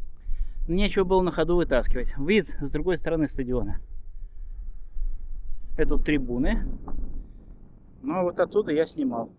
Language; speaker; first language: Russian; native; Russian